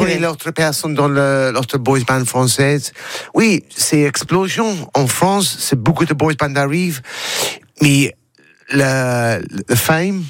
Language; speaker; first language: French; non-native, learner; English